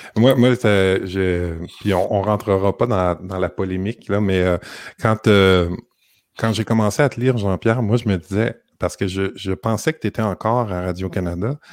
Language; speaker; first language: French; native; French